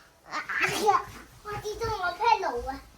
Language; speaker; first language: Chinese; early bilingual, heritage; Cantonese